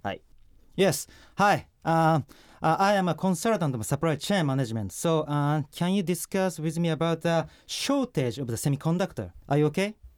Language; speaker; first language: English; non-native, learner; Japanese